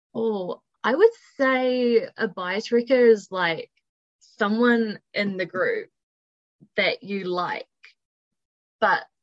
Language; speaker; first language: English; native; English